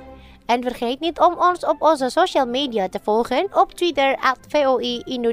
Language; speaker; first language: Dutch; non-native, fluent; Indonesian